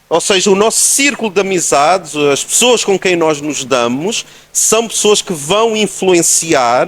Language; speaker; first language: Portuguese; native; Portuguese